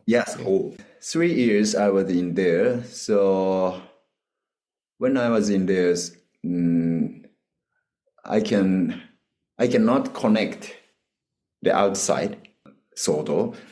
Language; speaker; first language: English; non-native, learner; Japanese